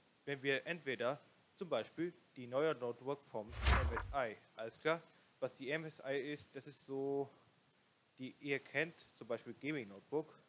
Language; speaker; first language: German; non-native, local second language; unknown